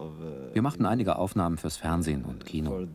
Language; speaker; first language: German; native; German